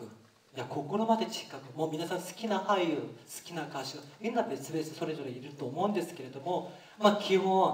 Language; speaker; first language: Japanese; non-native, fluent; Korean